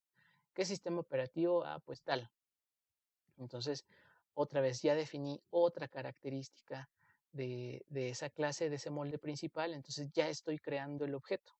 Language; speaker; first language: Spanish; native; Spanish